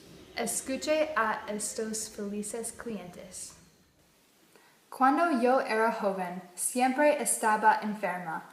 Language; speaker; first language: Spanish; non-native, learner; English